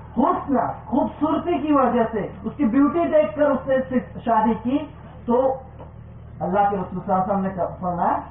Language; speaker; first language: Urdu; non-native, local second language; Gujarati